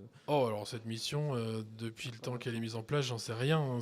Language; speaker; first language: French; native; French